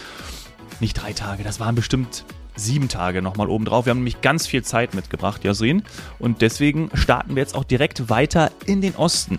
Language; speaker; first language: German; native; German